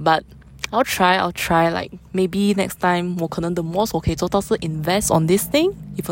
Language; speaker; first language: English; non-native, local second language; Chinese